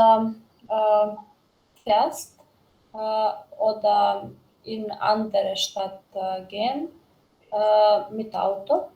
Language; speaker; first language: German; non-native, learner; Macedonian